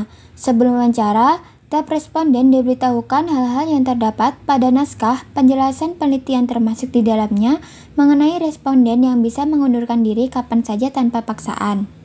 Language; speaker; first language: Indonesian; native; Indonesian